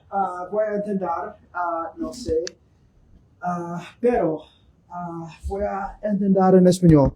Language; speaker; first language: Spanish; non-native, learner; English